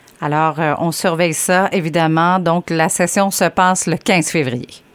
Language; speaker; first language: French; native; French